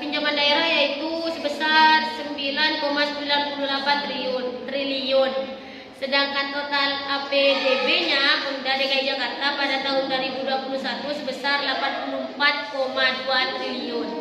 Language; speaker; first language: Indonesian; native; Indonesian